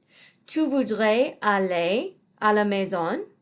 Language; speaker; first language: French; non-native, fluent; English